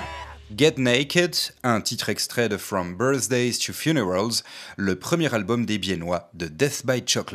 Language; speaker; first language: French; native; French